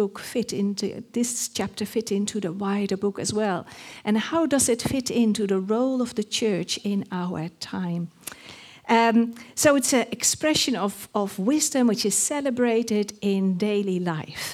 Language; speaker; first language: English; non-native, fluent; Dutch